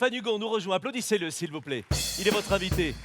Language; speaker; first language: French; native; French